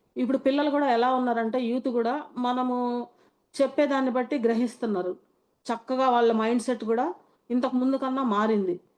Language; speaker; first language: Telugu; native; Telugu